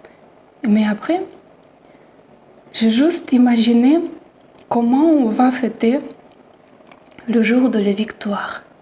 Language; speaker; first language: French; non-native, fluent; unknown